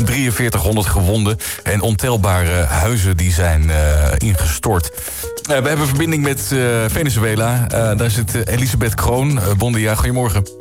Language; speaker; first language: Dutch; non-native, local second language; Papiamento